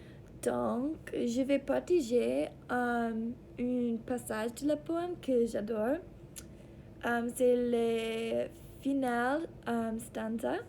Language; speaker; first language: French; non-native, learner; English